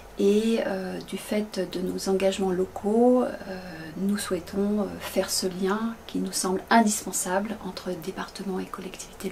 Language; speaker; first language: French; native; French